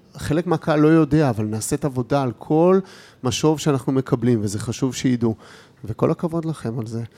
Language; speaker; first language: Hebrew; native; Hebrew